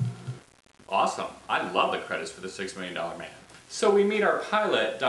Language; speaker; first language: English; native; English